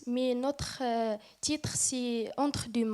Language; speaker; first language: French; non-native, learner; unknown